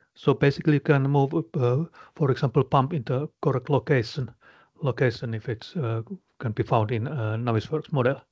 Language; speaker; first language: English; non-native, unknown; Finnish